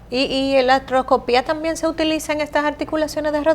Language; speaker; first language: Spanish; native; Spanish